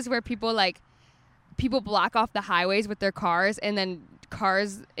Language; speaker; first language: English; native; English